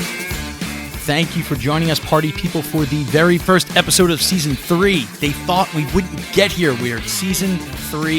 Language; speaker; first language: English; native; English